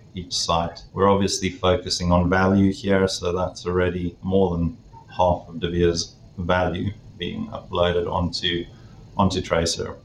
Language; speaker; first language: English; native; English